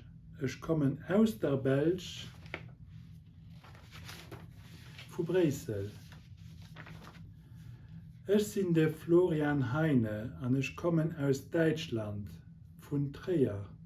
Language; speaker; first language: German; non-native, local second language; Luxembourgish